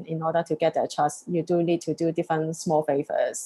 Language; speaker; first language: English; non-native, local second language; Cantonese